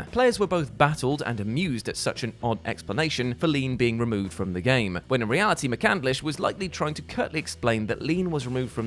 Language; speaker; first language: English; native; English